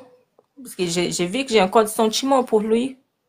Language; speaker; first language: French; non-native, learner; Portuguese